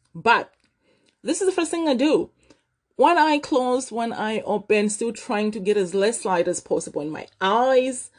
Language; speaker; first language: English; non-native, local second language; Nyanja